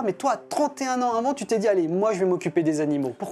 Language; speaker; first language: French; native; French